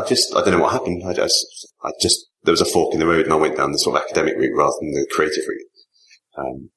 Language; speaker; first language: English; native; English